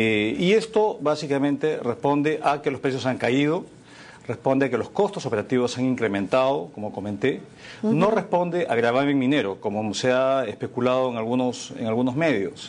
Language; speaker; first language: Spanish; native; Spanish